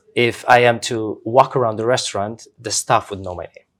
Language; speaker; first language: English; non-native, fluent; Romanian